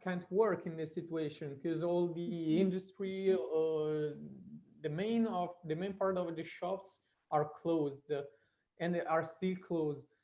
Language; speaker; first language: English; non-native, fluent; Italian